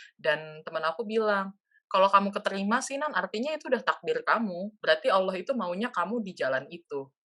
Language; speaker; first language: Indonesian; native; Indonesian